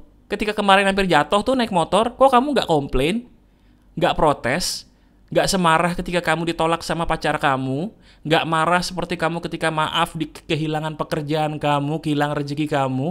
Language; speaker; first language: Indonesian; native; Indonesian